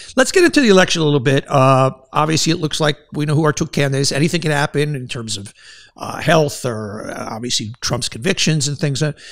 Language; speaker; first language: English; native; English